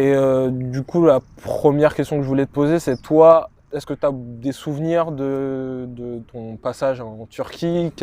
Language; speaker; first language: French; native; French